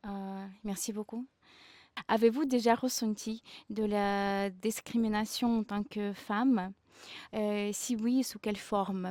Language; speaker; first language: French; non-native, fluent; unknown